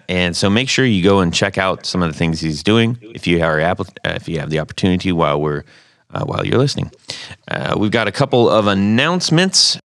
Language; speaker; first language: English; native; English